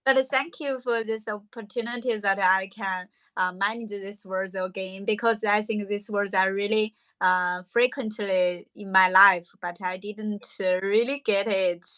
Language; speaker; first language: English; non-native, learner; Chinese